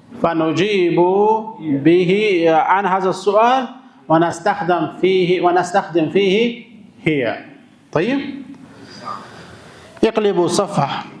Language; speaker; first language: Arabic; non-native, local second language; Urdu